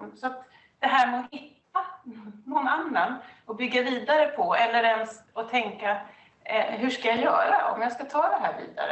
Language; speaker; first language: Swedish; native; Swedish